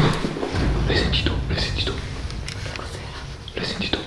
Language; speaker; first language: Italian; native; Italian